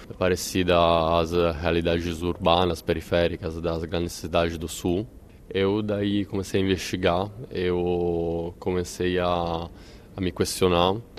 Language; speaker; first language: Portuguese; non-native, fluent; Italian